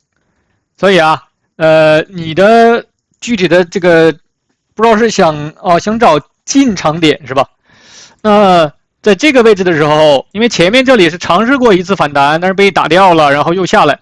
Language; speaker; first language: Chinese; native; Chinese